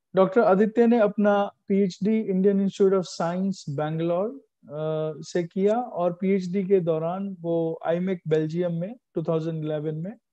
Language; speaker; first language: Hindi; native; Hindi